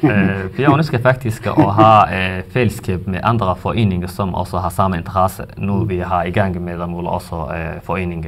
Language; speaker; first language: Danish; non-native, fluent; Somali